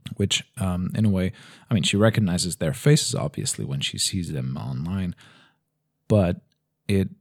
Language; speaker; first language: English; non-native, fluent; Portuguese